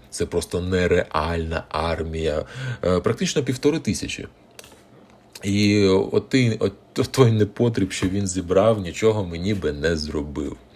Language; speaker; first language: Ukrainian; non-native, local second language; Russian